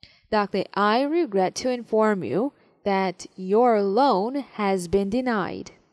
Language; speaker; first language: English; non-native, fluent; Serbian